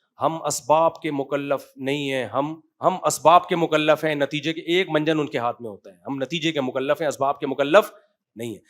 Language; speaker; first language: Urdu; native; Urdu